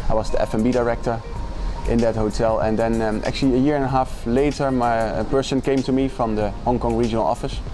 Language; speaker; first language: English; non-native, fluent; Dutch